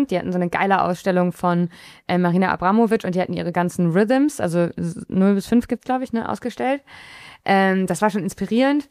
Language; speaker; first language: German; native; German